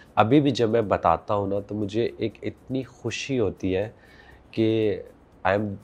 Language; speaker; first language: Urdu; native; Urdu